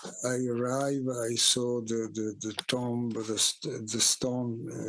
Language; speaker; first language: English; non-native, fluent; Italian